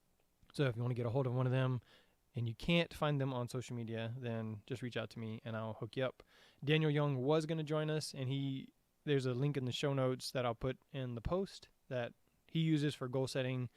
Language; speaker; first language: English; native; English